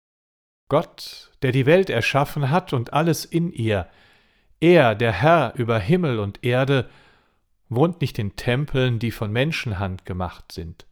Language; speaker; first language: German; native; German